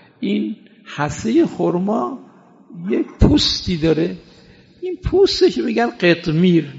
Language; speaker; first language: Persian; non-native, fluent; Arabic